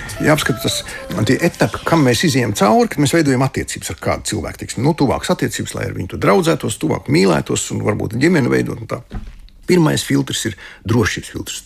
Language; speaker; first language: Latvian; non-native, local second language; Russian